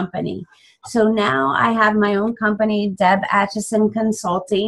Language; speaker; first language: English; native; English